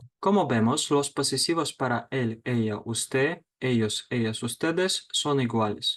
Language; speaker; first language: Spanish; non-native, fluent; Ukrainian